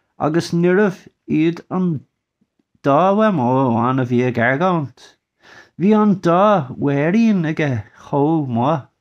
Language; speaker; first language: Irish; non-native, local second language; English